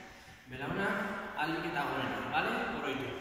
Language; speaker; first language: Basque; native; Basque